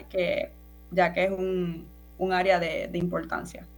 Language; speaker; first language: Spanish; native; Spanish